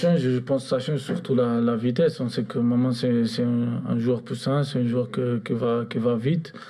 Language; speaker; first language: French; non-native, fluent; Portuguese